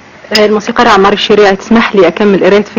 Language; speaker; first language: Arabic; native; Arabic